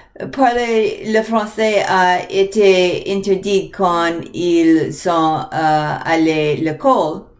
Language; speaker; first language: French; non-native, learner; English